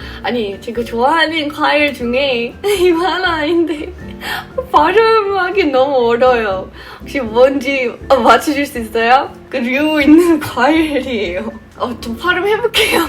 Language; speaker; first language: Korean; non-native, fluent; English